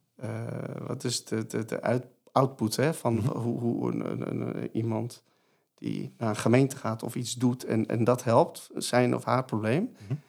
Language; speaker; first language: Dutch; non-native, fluent; Persian